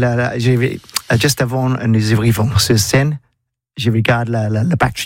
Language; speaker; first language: French; non-native, learner; English